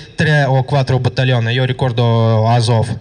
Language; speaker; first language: Italian; non-native, learner; Russian